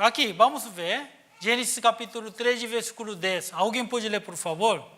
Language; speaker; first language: Portuguese; non-native, learner; Korean